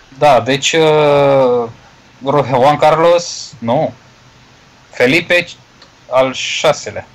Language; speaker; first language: Romanian; native; Romanian